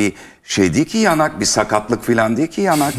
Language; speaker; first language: Turkish; native; Turkish